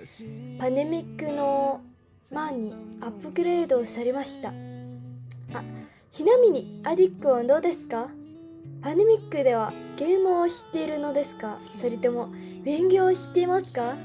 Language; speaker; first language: Japanese; non-native, learner; Indonesian